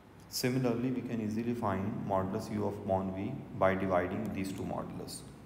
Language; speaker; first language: English; non-native, local second language; Urdu